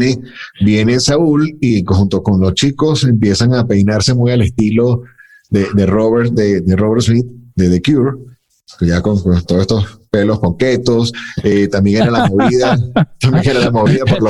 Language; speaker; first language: Spanish; native; Spanish